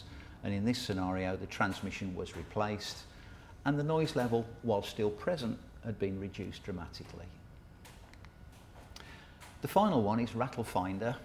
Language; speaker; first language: English; native; English